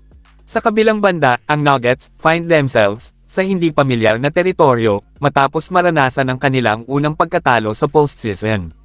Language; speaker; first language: Filipino; native; Filipino